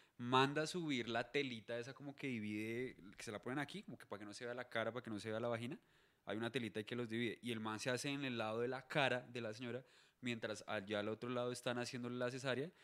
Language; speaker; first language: Spanish; native; Spanish